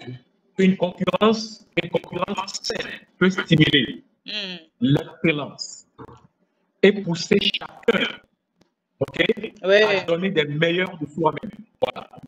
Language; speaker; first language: French; non-native, fluent; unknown